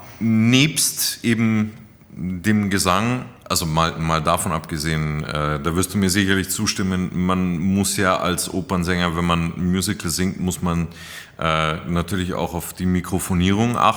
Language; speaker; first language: German; native; German